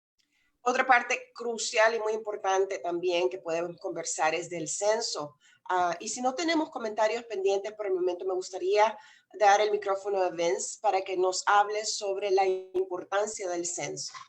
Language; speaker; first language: Spanish; native; Spanish